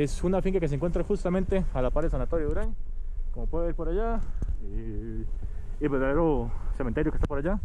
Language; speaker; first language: Spanish; native; Spanish